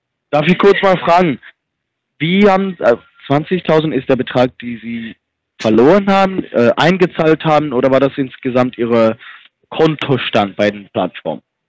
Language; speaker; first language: German; non-native, fluent; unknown